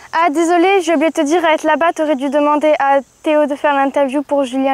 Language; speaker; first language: French; native; French